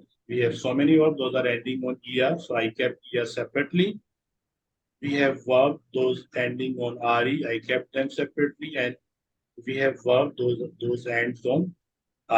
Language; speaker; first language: English; non-native, local second language; Urdu